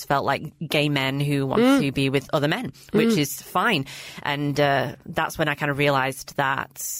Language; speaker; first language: English; native; English